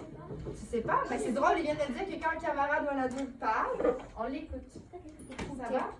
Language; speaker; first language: French; native; French